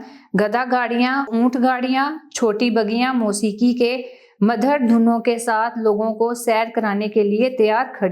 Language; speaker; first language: Urdu; native; Urdu